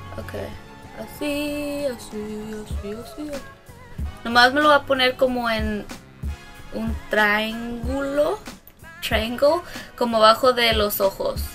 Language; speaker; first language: Spanish; early bilingual, heritage; Spanish